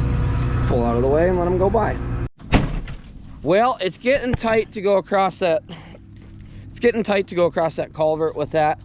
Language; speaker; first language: English; native; English